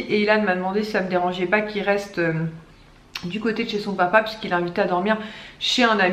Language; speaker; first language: French; native; French